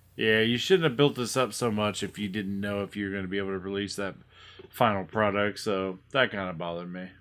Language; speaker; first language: English; native; English